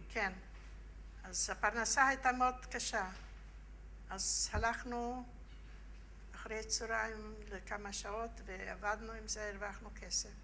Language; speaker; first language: Hebrew; non-native, fluent; Yiddish